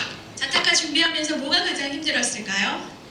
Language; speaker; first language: Korean; native; Korean